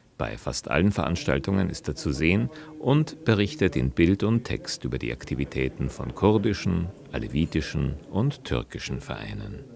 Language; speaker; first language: German; native; German